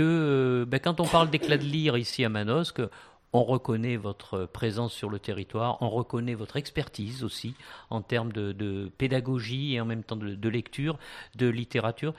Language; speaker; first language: French; native; French